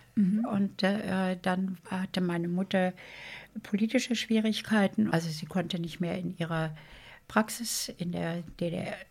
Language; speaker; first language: German; native; German